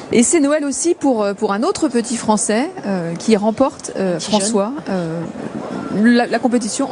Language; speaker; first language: French; native; French